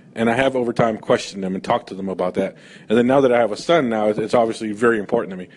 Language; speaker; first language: English; native; English